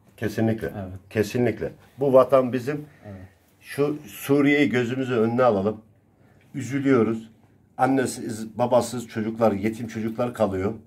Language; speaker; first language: Turkish; native; Turkish